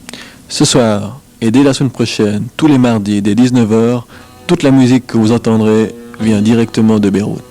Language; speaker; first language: French; native; French